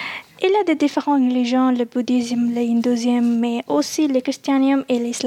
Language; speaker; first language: French; non-native, learner; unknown